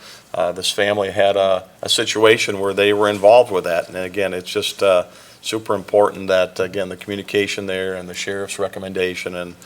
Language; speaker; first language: English; native; English